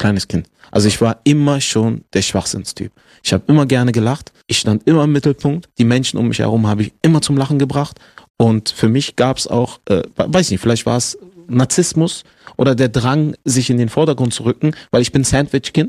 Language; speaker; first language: German; native; German